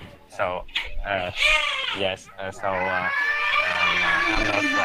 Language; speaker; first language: English; non-native, learner; Vietnamese